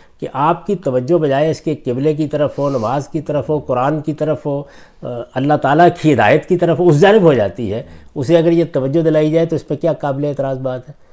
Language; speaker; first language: Urdu; non-native, local second language; Punjabi